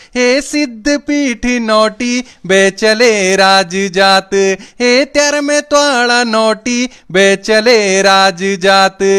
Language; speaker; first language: Hindi; non-native, local second language; Garhwali